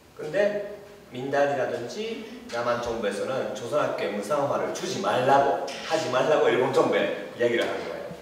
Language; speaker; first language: Korean; early bilingual, heritage; Japanese